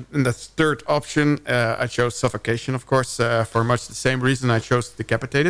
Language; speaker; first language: English; non-native, fluent; Dutch